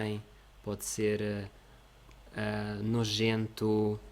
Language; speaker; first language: Portuguese; non-native, fluent; Russian